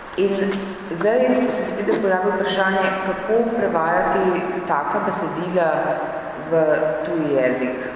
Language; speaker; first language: Slovenian; native; Slovenian